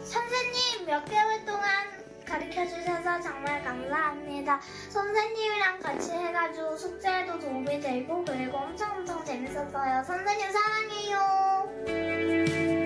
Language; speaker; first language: Korean; early bilingual, heritage; Korean